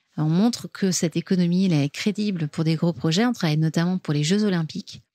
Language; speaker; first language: French; native; French